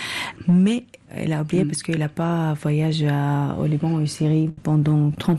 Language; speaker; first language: French; non-native, learner; Arabic